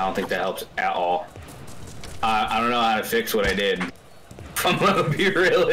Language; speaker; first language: English; native; English